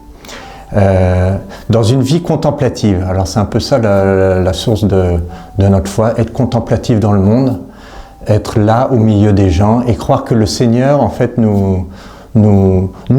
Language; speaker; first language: French; native; French